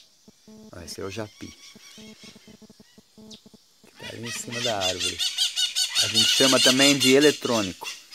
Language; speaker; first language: Portuguese; native; Portuguese